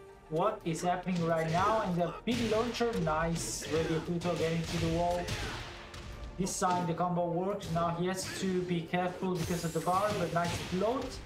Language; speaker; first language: English; non-native, fluent; Italian